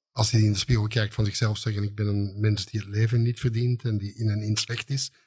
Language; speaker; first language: Dutch; native; Dutch